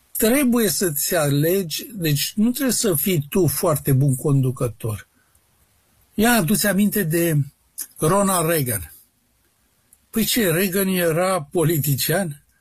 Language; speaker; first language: Romanian; native; Romanian